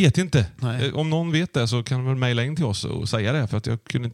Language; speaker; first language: Swedish; native; Swedish